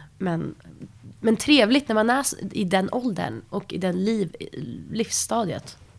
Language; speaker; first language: Swedish; early bilingual, other home language; Russian